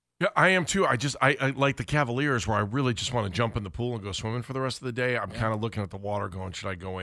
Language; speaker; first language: English; native; English